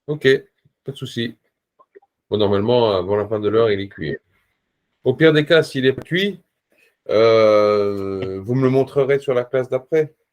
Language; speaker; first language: French; native; French